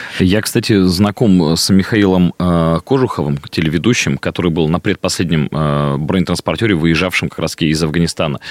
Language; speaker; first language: Russian; native; Russian